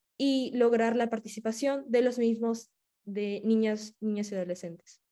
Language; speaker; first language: Spanish; native; Spanish